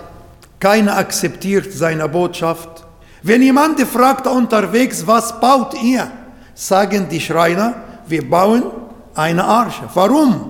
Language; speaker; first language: German; non-native, learner; Arabic